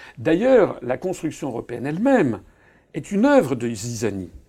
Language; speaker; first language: French; native; French